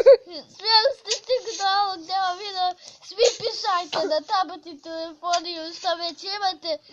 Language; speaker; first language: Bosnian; early bilingual, heritage; Bosnian